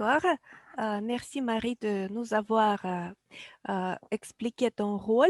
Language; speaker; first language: French; non-native, fluent; Russian